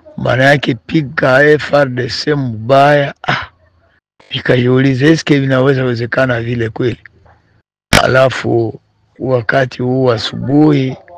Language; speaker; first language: Swahili; native; Swahili